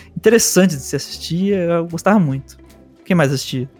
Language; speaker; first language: Portuguese; early bilingual, other home language; Spanish